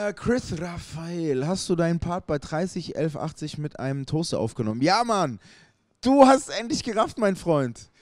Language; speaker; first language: German; native; German